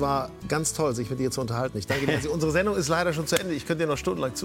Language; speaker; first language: German; native; German